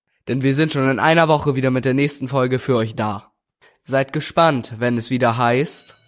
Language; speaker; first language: German; native; German